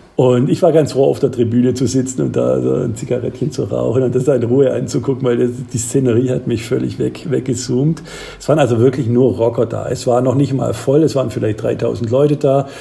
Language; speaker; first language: German; native; German